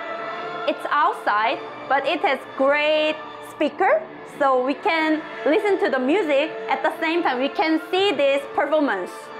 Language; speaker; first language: English; non-native, fluent; Korean